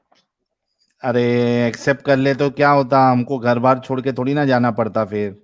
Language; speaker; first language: Hindi; native; Hindi